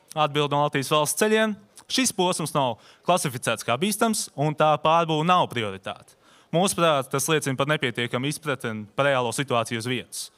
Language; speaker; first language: Latvian; native; Latvian